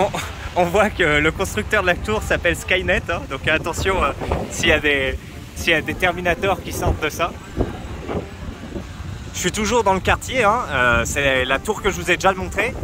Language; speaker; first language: French; native; French